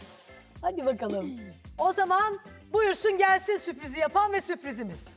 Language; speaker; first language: Turkish; native; Turkish